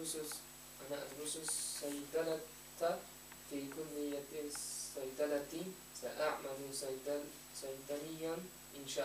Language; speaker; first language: Arabic; non-native, learner; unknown